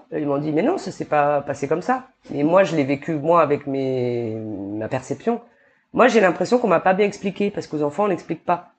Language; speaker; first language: French; native; French